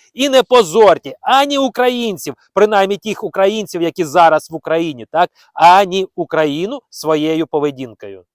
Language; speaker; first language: Ukrainian; non-native, local second language; Russian